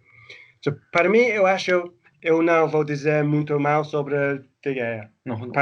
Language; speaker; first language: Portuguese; non-native, fluent; English